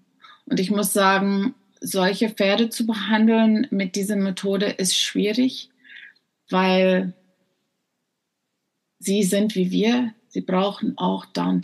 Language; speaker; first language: German; non-native, fluent; English